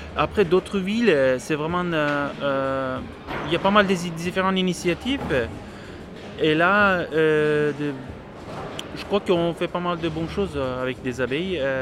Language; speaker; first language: French; non-native, fluent; Turkish